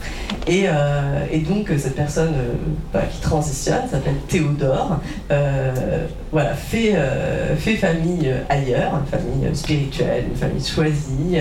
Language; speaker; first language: French; native; French